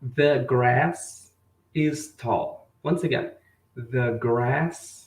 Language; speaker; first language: English; non-native, fluent; Portuguese